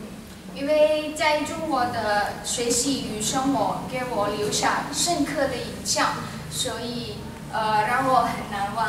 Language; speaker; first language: Chinese; non-native, fluent; Indonesian